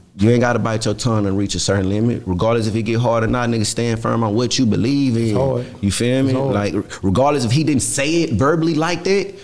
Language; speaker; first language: English; native; English